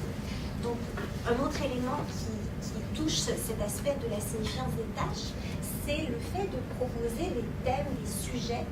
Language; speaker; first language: French; native; French